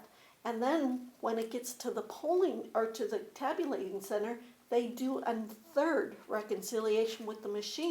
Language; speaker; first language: English; native; English